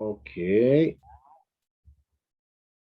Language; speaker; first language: English; non-native, fluent; Spanish